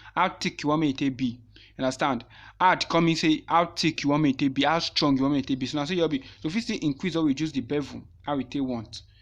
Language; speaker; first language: Nigerian Pidgin; non-native, local second language; Yoruba